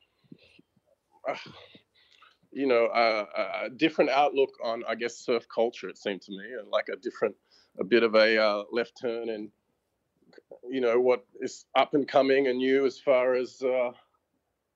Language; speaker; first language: English; native; English